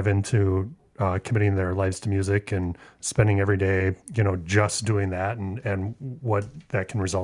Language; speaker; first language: English; native; English